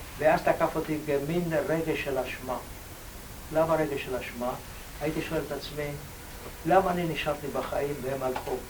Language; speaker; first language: Hebrew; non-native, fluent; Ladino